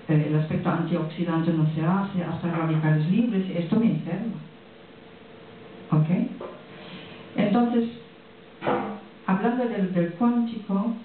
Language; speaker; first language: Spanish; non-native, fluent; French